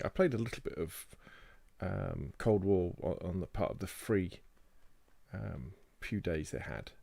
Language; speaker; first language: English; native; English